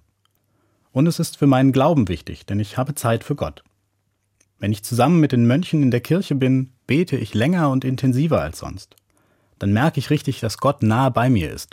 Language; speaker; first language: German; native; German